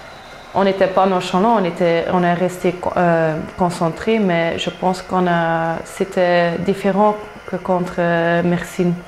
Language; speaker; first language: French; non-native, local second language; Dutch